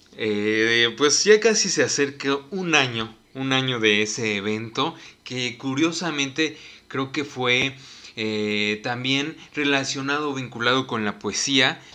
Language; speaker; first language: Spanish; native; Spanish